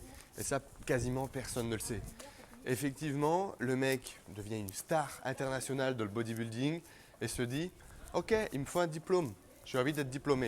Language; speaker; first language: French; native; French